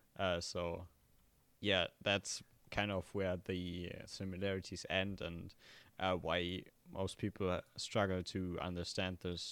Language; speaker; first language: English; non-native, fluent; German